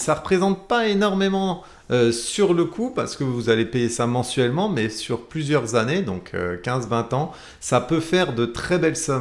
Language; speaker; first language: French; native; French